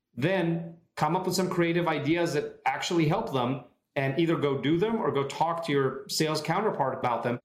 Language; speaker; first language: English; non-native, fluent; Hebrew